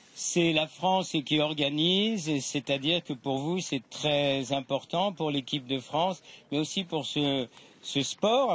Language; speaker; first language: French; native; French